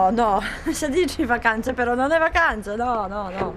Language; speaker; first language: Italian; non-native, learner; Polish